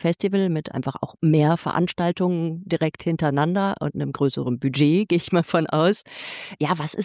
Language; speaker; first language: German; native; German